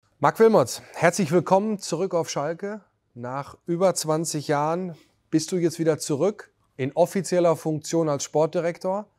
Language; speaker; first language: German; native; German